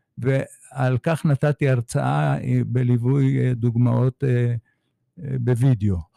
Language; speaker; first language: Hebrew; native; Hebrew